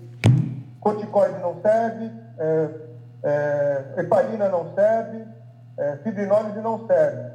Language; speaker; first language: Portuguese; native; Portuguese